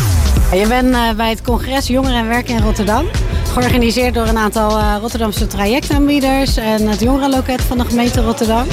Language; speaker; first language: Dutch; native; Dutch